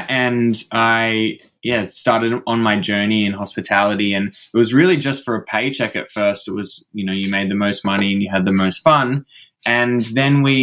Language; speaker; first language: English; native; English